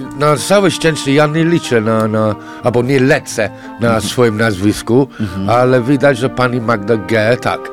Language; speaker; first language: Polish; non-native, fluent; English